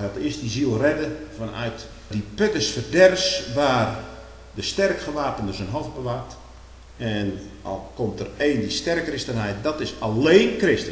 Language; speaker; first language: Dutch; native; Dutch